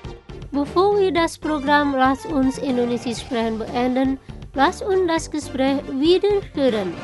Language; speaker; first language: German; non-native, fluent; Indonesian